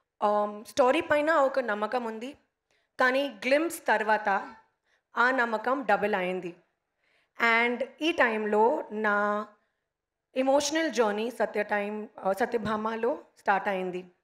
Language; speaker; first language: Telugu; non-native, local second language; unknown